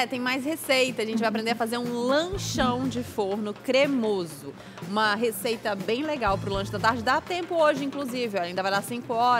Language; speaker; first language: Portuguese; native; Portuguese